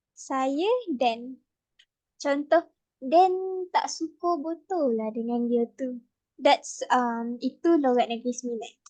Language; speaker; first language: Malay; native; Malay